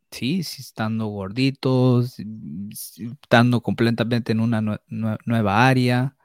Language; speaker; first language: Spanish; early bilingual, heritage; Spanish